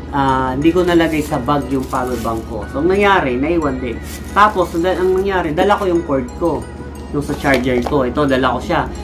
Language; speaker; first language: Filipino; native; Filipino